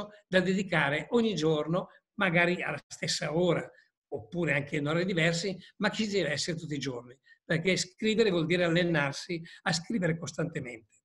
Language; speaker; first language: Italian; native; Italian